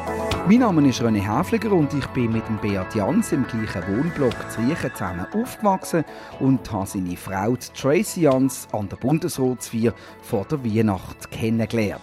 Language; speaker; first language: German; native; German